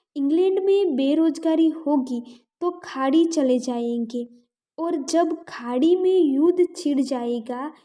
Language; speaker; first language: Hindi; non-native, local second language; Gujarati